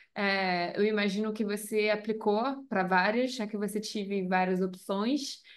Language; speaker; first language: Portuguese; non-native, fluent; French